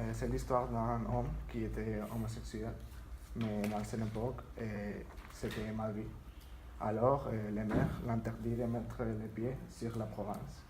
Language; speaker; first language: French; non-native, learner; Spanish